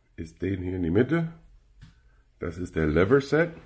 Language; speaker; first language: German; non-native, fluent; English